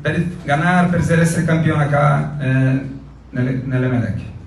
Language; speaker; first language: Spanish; non-native, learner; Portuguese